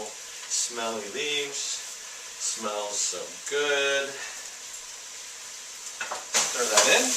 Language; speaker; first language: English; native; English